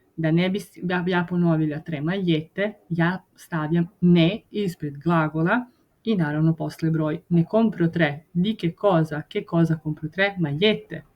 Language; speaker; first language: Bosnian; non-native, fluent; Italian